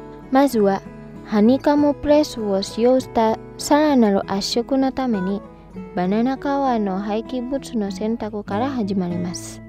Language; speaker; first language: Japanese; non-native, fluent; Indonesian